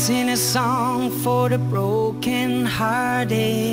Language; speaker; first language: English; non-native, learner; Indonesian